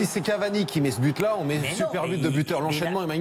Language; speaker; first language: French; native; French